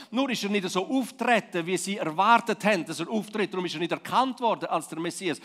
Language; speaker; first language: German; non-native, local second language; Romansh